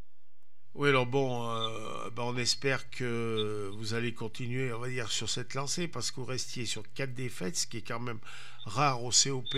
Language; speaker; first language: French; native; French